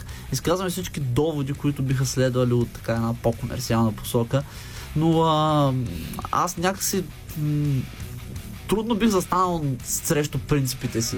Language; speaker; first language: Bulgarian; native; Bulgarian